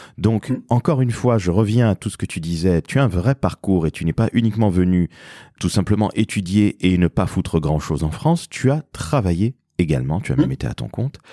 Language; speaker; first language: French; native; French